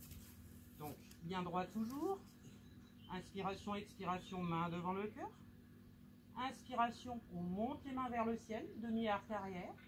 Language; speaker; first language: French; native; French